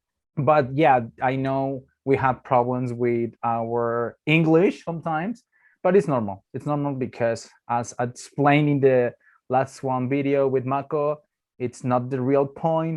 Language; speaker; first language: English; non-native, learner; Spanish